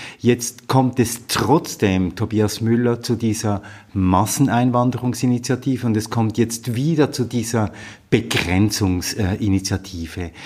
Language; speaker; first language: German; native; German